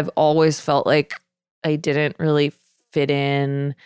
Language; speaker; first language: English; native; English